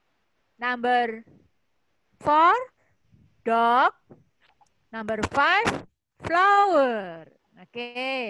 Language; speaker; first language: English; non-native, fluent; Indonesian